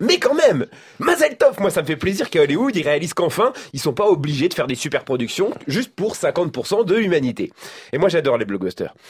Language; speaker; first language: French; native; French